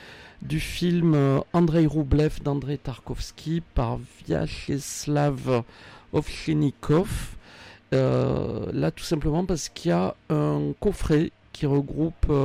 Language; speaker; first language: French; native; French